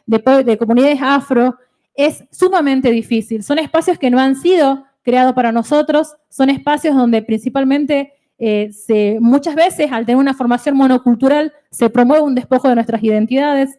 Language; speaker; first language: Spanish; native; Spanish